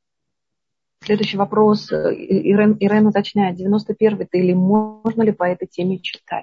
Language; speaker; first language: Russian; native; Russian